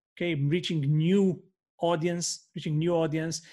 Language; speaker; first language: English; non-native, fluent; Maltese